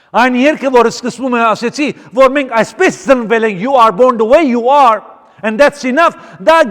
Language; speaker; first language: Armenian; early bilingual, heritage; Armenian